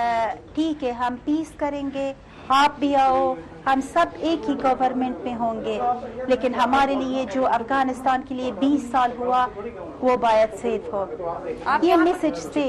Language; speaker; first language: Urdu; non-native, learner; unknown